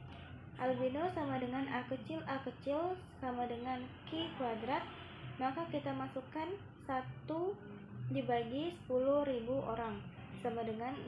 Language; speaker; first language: Indonesian; native; Indonesian